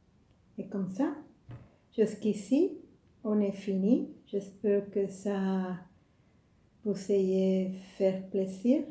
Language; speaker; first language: French; non-native, fluent; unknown